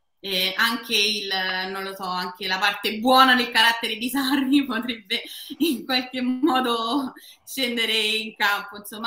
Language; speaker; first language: Italian; native; Italian